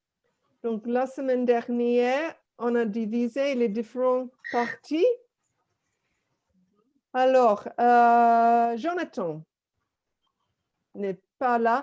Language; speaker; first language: French; non-native, fluent; English